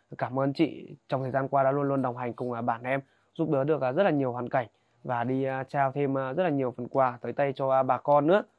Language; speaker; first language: Vietnamese; non-native, local second language; Hmong